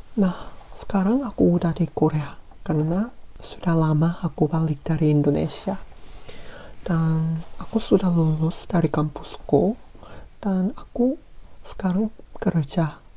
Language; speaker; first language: Indonesian; non-native, fluent; Korean